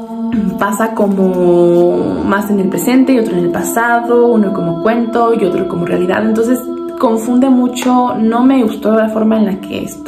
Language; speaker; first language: Spanish; native; Spanish